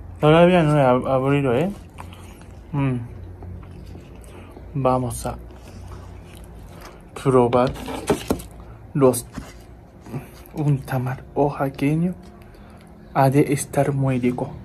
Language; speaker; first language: Spanish; non-native, learner; Japanese